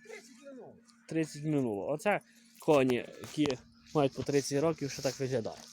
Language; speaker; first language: Ukrainian; native; Ukrainian